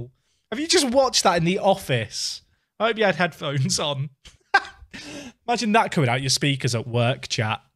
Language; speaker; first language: English; native; English